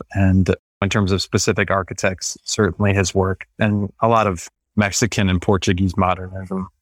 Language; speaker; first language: English; non-native, fluent; Spanish